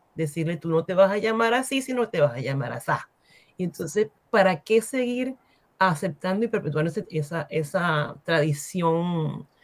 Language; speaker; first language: Spanish; native; Spanish